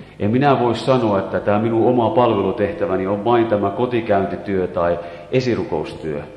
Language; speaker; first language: Finnish; native; Finnish